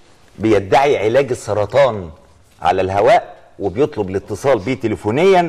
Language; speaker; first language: Arabic; native; Arabic